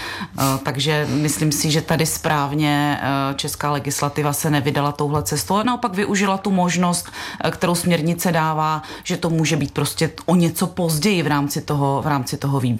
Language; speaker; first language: Czech; native; Czech